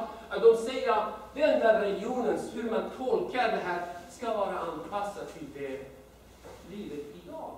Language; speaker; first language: Swedish; non-native, fluent; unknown